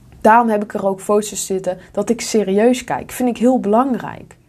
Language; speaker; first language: Dutch; native; Dutch